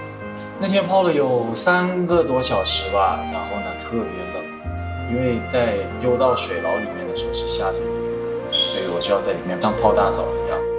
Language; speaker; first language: Chinese; native; Chinese